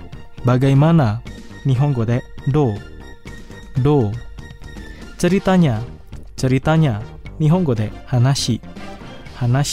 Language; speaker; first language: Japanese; non-native, fluent; Indonesian